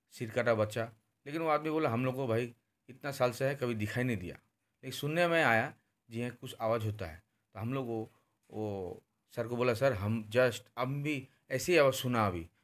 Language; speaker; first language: Hindi; non-native, local second language; Bangla